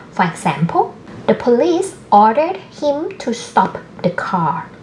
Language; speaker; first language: English; non-native, fluent; Thai